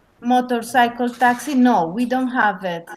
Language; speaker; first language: English; non-native, learner; Spanish